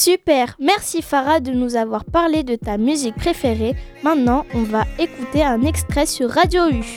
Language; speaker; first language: French; native; French